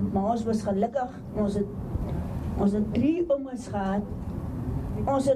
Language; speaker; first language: Dutch; non-native, local second language; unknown